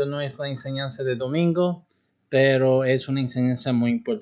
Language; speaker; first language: Spanish; early bilingual, heritage; Spanish